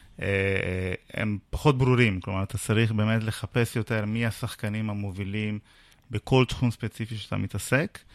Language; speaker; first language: Hebrew; non-native, fluent; Italian